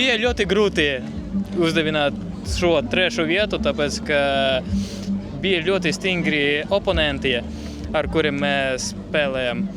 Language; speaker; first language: Latvian; non-native, local second language; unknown